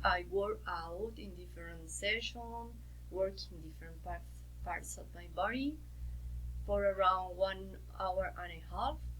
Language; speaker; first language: English; non-native, learner; Spanish